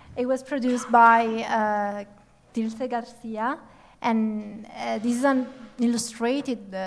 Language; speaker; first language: English; non-native, fluent; Italian